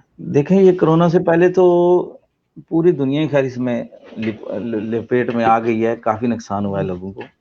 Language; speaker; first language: Urdu; non-native, local second language; Punjabi